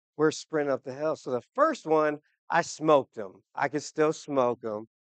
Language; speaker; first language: English; native; English